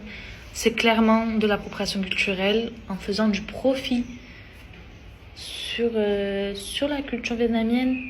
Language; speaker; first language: French; early bilingual, other home language; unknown